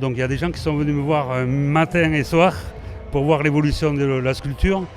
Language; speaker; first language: French; native; French